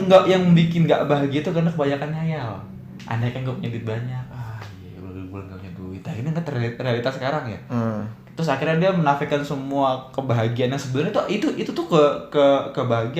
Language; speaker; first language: Indonesian; native; Indonesian